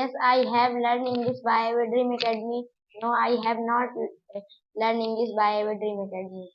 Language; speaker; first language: English; non-native, learner; Hindi